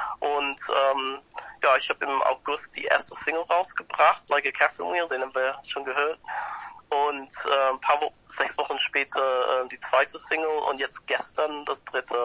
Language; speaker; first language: German; non-native, fluent; English